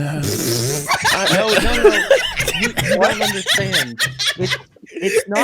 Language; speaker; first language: English; native; English